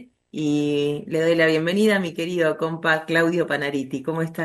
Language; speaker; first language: Spanish; native; Spanish